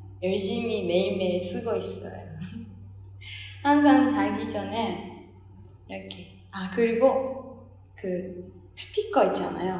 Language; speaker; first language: Korean; non-native, fluent; Japanese